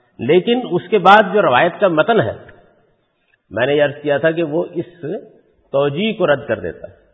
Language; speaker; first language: Urdu; non-native, local second language; Punjabi